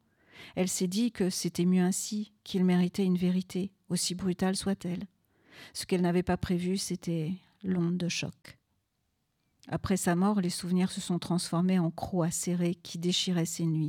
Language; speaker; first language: French; native; French